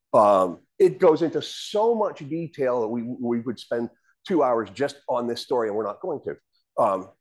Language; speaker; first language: English; native; English